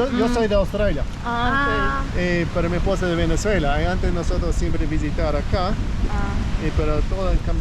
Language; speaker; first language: Spanish; non-native, learner; English